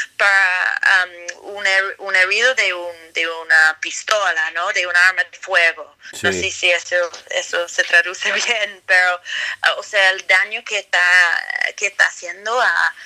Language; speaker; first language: Spanish; non-native, fluent; English